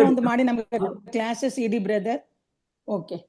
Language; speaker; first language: Kannada; non-native, local second language; Telugu